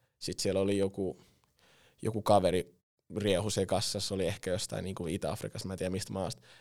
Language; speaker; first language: Finnish; early bilingual, other home language; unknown